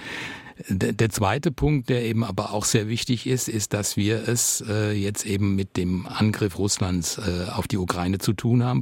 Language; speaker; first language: German; native; German